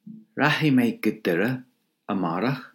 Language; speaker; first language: Irish; non-native, local second language; English